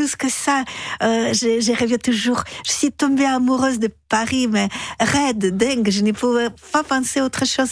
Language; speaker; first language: French; non-native, fluent; Russian